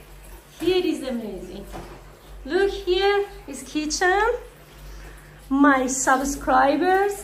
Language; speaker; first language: English; non-native, learner; Persian